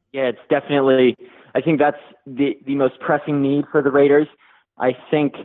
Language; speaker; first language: English; native; English